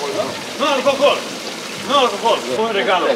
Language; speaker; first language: Spanish; non-native, learner; Serbian